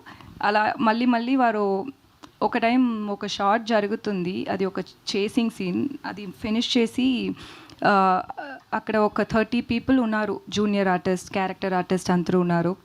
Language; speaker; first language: Telugu; non-native, learner; Tamil